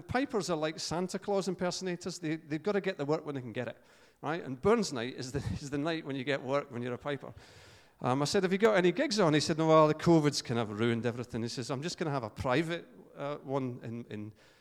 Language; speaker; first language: English; native; English